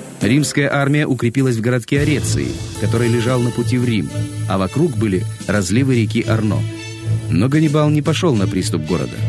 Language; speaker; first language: Russian; native; Russian